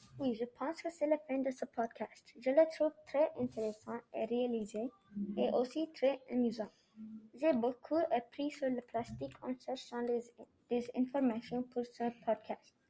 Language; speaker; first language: French; non-native, learner; English